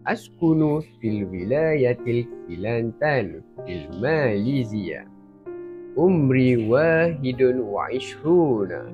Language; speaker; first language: Arabic; non-native, learner; Malay